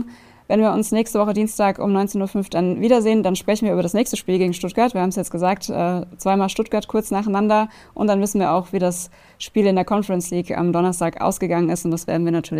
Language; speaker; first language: German; native; German